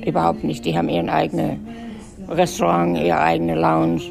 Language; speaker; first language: German; native; German